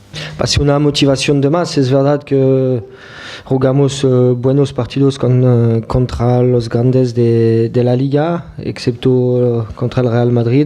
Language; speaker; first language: Spanish; non-native, fluent; French